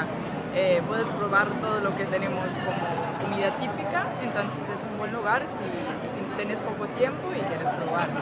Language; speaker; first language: Spanish; non-native, fluent; Danish